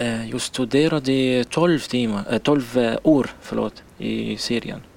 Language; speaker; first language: Swedish; non-native, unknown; Arabic